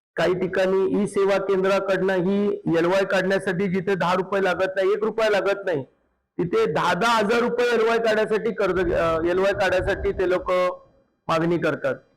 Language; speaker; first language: Marathi; native; Marathi